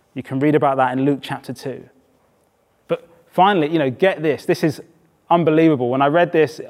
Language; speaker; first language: English; native; English